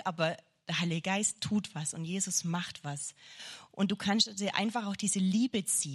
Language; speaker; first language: German; native; German